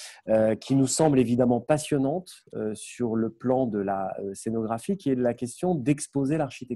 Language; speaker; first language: French; native; French